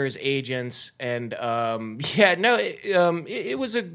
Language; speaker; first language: English; native; English